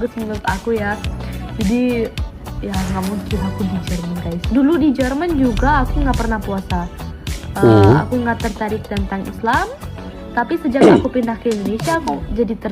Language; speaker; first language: Indonesian; non-native, fluent; German